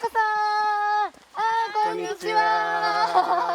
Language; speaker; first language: Japanese; native; Japanese